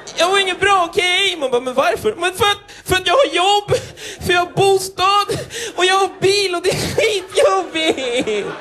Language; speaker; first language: Swedish; native; Swedish